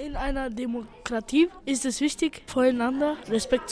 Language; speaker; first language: German; non-native, local second language; Serbian